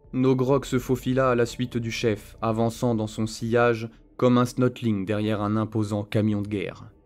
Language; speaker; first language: French; native; French